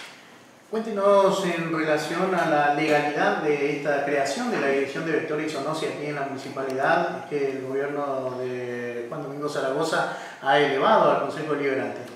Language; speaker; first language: Spanish; native; Spanish